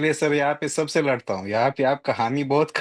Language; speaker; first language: Urdu; native; Urdu